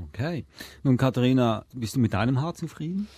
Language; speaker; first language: German; native; German